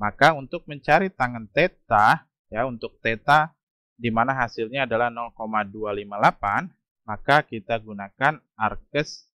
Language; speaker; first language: Indonesian; native; Indonesian